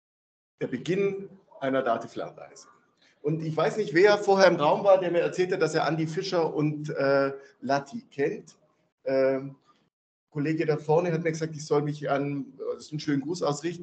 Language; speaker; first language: German; native; German